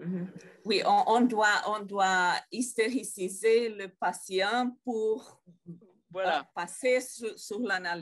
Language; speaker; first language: French; non-native, fluent; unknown